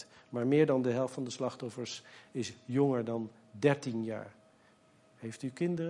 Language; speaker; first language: Dutch; native; Dutch